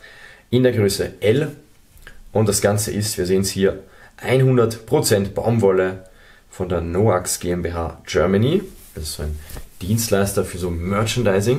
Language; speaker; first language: German; native; German